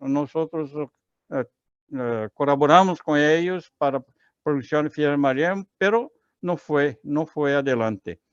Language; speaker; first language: Spanish; non-native, learner; Portuguese